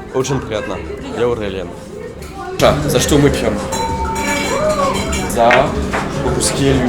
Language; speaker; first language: Russian; non-native, learner; French